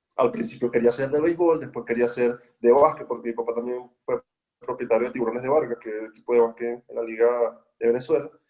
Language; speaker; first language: Spanish; native; Spanish